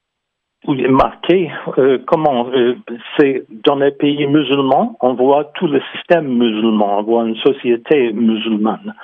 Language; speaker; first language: French; non-native, fluent; English